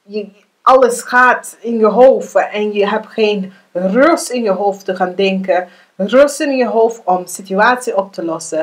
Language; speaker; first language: Dutch; non-native, learner; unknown